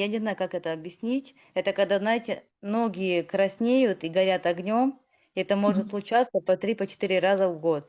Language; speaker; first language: Russian; native; Russian